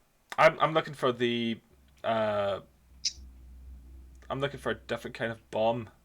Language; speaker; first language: English; native; English